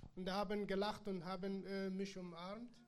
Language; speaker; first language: German; non-native, learner; Persian